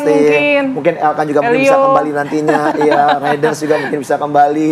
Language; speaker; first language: Indonesian; native; Indonesian